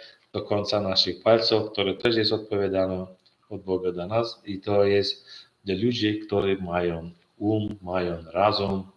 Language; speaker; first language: Polish; non-native, learner; Turkmen